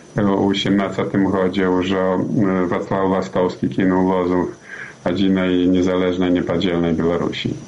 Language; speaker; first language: Polish; non-native, learner; Belarusian